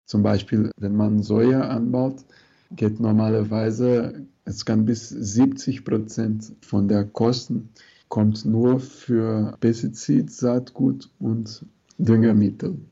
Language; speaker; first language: German; non-native, fluent; Portuguese